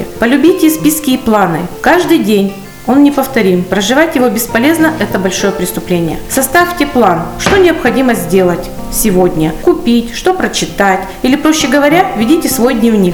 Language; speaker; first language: Russian; native; Russian